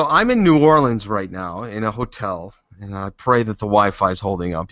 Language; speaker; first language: English; native; English